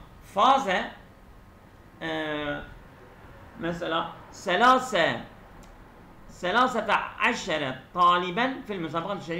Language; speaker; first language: Arabic; non-native, fluent; Turkish